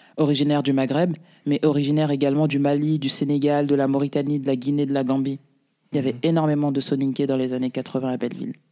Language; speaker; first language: French; native; French